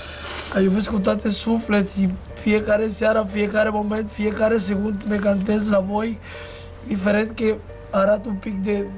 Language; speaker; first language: Romanian; non-native, fluent; Spanish